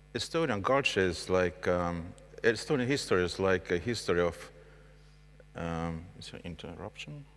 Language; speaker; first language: English; non-native, fluent; Estonian